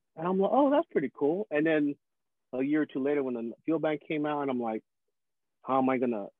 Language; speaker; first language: English; early bilingual, other home language; Filipino